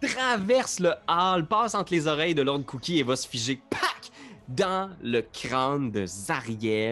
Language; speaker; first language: French; native; French